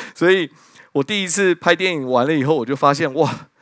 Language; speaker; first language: Chinese; native; Chinese